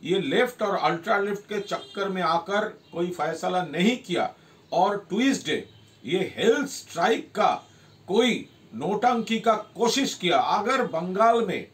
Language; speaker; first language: Hindi; non-native, local second language; Bangla